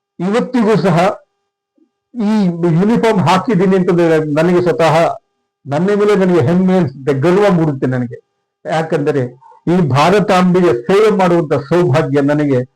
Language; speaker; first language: Kannada; native; Kannada